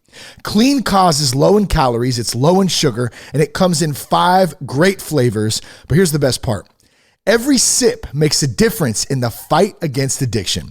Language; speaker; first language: English; native; English